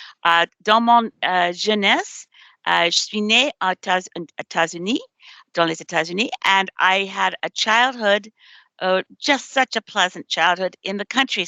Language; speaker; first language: French; non-native, learner; English